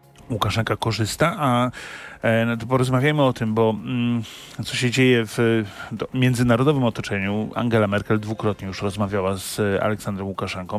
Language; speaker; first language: Polish; native; Polish